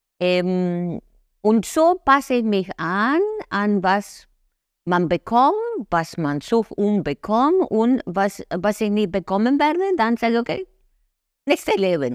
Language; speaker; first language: German; non-native, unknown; Spanish